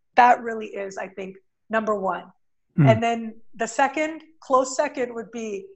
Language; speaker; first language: English; native; English